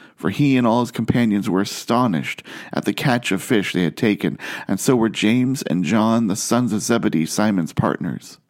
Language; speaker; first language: English; native; English